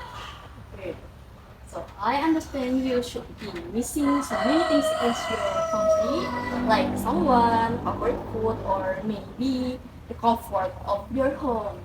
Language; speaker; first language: English; non-native, learner; Indonesian